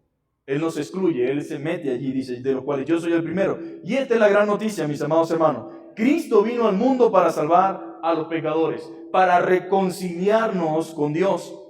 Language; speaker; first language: Spanish; native; Spanish